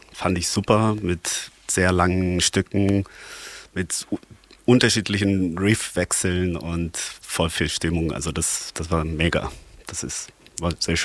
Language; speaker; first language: German; non-native, fluent; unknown